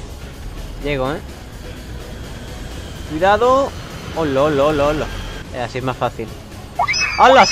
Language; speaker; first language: Spanish; native; Spanish